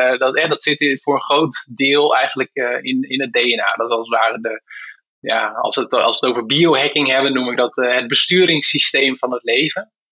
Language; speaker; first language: Dutch; native; Dutch